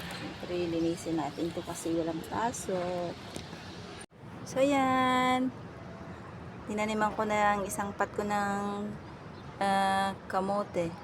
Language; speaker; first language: Filipino; non-native, local second language; Bikol